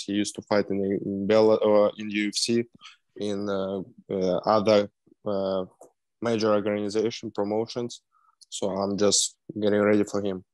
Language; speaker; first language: English; non-native, fluent; Russian